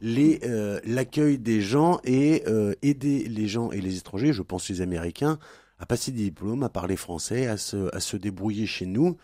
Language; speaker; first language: French; native; French